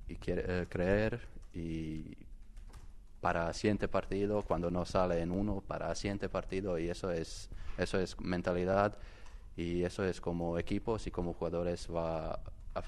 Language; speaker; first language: Spanish; non-native, learner; Croatian